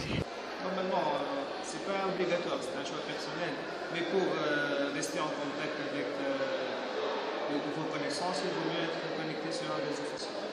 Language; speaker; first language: French; non-native, local second language; Arabic